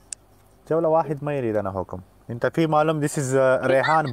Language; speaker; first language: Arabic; non-native, learner; Pashto